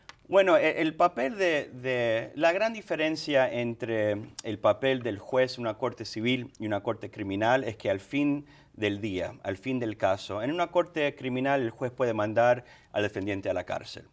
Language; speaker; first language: Spanish; early bilingual, other home language; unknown